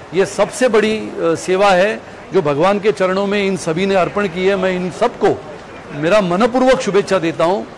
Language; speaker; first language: Hindi; non-native, local second language; Marathi